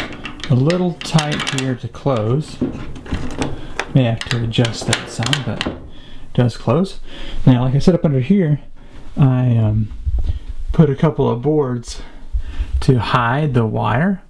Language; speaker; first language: English; native; English